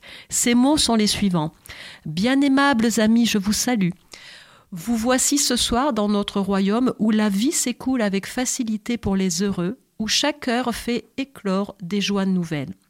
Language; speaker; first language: French; native; French